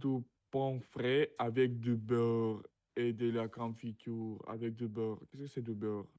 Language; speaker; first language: French; non-native, learner; Russian